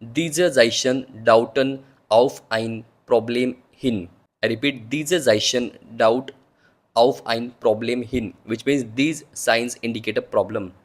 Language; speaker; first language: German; non-native, learner; Hindi